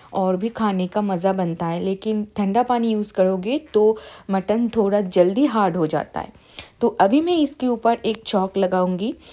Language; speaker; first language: Hindi; non-native, local second language; Bangla